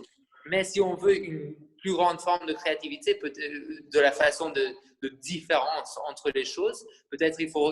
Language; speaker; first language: French; non-native, fluent; English